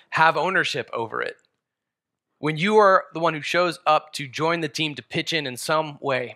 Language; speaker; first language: English; native; English